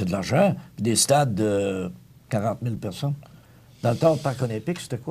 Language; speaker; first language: French; native; French